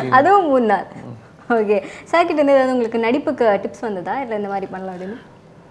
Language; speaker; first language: Tamil; native; Tamil